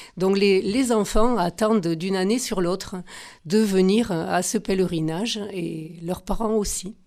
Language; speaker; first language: French; native; French